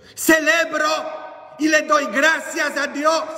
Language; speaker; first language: Spanish; non-native, fluent; Polish